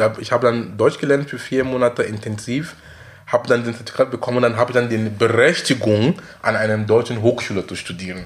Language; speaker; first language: German; non-native, fluent; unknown